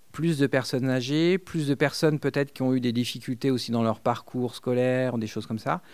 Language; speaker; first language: French; non-native, fluent; Spanish